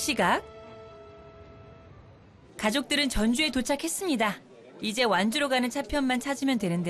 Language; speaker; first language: Korean; native; Korean